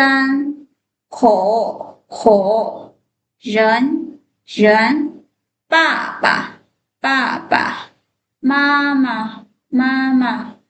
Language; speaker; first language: Chinese; non-native, fluent; Thai